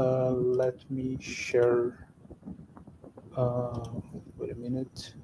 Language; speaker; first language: English; non-native, fluent; Portuguese